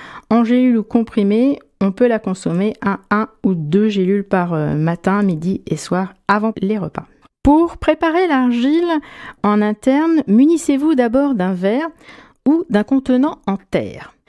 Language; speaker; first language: French; native; French